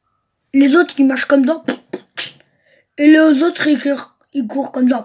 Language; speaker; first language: French; early bilingual, other home language; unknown